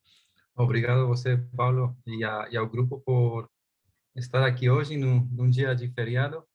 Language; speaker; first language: Portuguese; non-native, fluent; Spanish